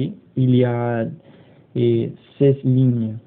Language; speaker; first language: French; non-native, learner; Spanish